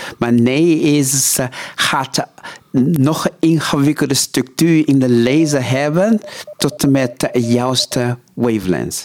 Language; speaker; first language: Dutch; non-native, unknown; Chinese